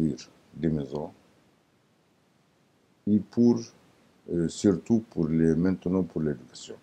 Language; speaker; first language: French; non-native, learner; Arabic